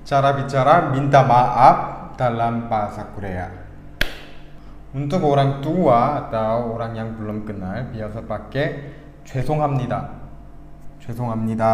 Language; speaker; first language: Indonesian; non-native, fluent; Korean